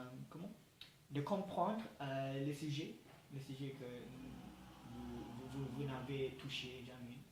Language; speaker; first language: French; non-native, learner; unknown